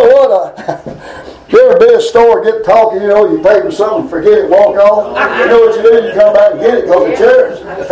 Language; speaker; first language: English; native; English